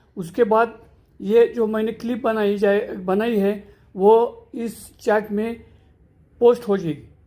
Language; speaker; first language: Hindi; non-native, local second language; Marathi